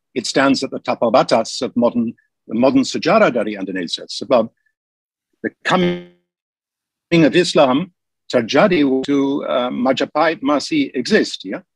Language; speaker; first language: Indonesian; non-native, fluent; English